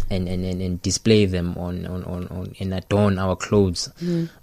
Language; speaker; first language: English; non-native, local second language; Xhosa